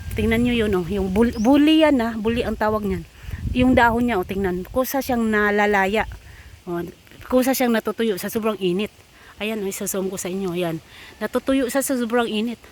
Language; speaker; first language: Filipino; non-native, local second language; Cebuano